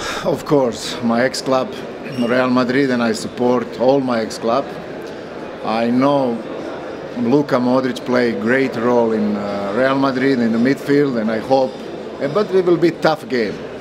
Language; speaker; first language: English; non-native, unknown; Croatian